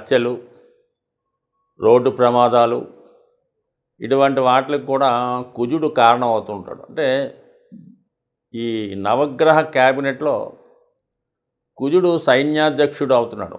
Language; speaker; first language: Telugu; native; Telugu